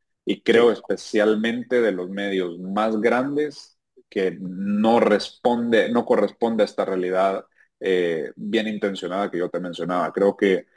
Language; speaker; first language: Spanish; native; Spanish